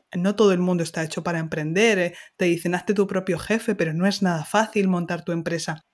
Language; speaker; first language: Spanish; native; Spanish